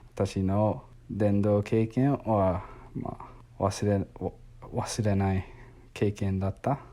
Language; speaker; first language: Japanese; non-native, learner; English